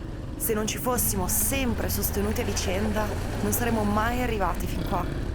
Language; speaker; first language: Italian; native; Italian